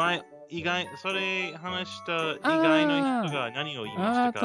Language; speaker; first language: Japanese; non-native, learner; English